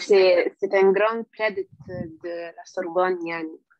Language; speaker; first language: French; non-native, learner; Arabic